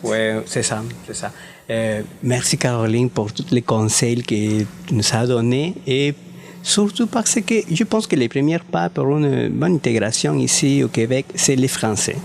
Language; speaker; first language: French; non-native, fluent; Spanish